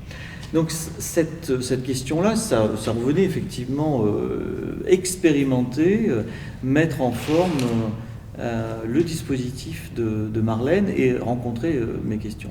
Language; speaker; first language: French; native; French